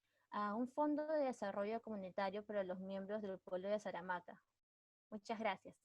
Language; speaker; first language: Spanish; native; Spanish